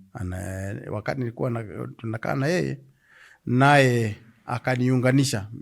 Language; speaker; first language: Swahili; non-native, local second language; Kikuyu